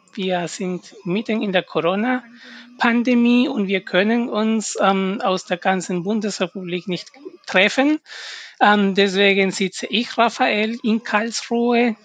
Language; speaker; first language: German; non-native, fluent; Spanish